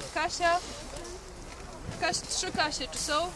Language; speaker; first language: Polish; native; Polish